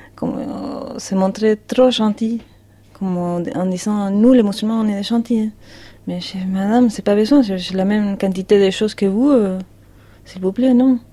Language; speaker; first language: French; non-native, fluent; Spanish